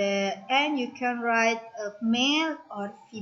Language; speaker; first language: English; non-native, learner; Indonesian